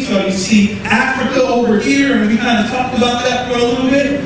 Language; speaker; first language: English; native; English